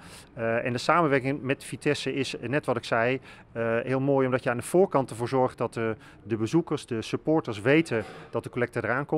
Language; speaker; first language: Dutch; native; Dutch